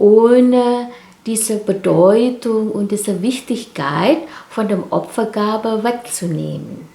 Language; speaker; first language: German; non-native, fluent; Indonesian